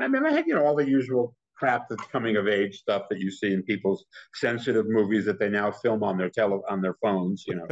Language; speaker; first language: English; native; English